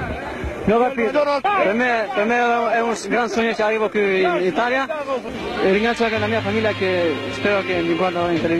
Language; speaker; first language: Italian; non-native, learner; Albanian